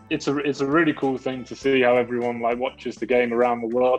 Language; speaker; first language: English; native; English